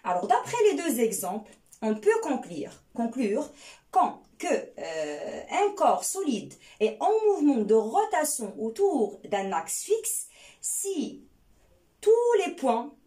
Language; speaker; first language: French; non-native, local second language; Arabic